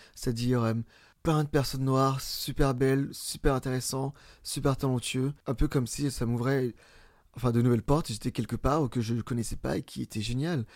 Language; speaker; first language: French; early bilingual, other home language; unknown